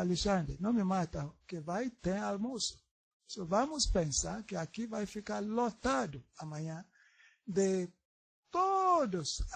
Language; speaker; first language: Portuguese; non-native, learner; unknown